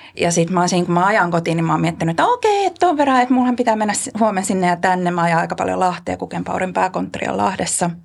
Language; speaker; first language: Finnish; native; Finnish